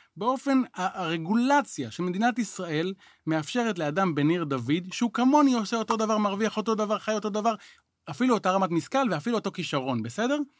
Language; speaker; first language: Hebrew; native; Hebrew